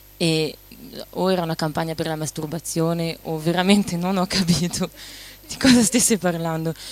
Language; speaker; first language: Italian; non-native, fluent; French